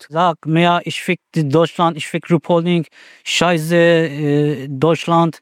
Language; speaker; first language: German; non-native, learner; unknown